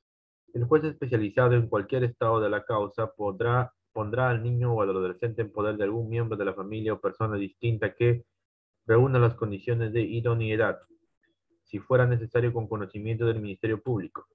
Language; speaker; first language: Spanish; native; Spanish